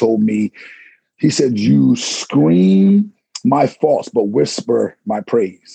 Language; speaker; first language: English; native; English